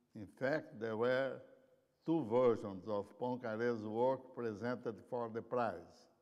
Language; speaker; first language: English; non-native, fluent; Portuguese